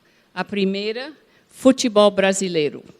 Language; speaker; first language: Portuguese; non-native, fluent; English